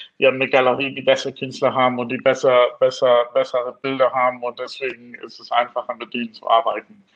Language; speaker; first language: German; non-native, fluent; English